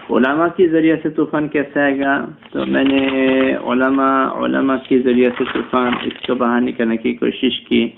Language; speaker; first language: Urdu; non-native, fluent; Bangla